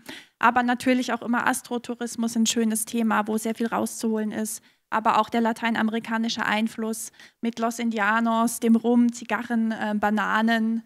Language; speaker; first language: German; native; German